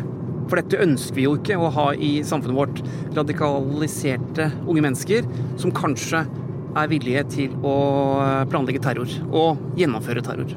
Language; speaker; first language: Norwegian; native; Norwegian